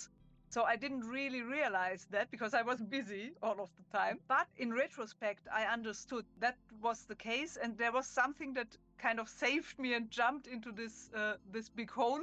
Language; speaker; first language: English; non-native, fluent; German